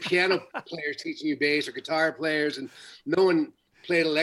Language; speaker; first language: English; native; English